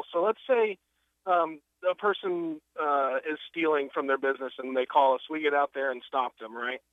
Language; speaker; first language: English; non-native, fluent; Spanish